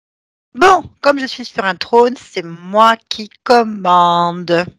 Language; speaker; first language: French; native; French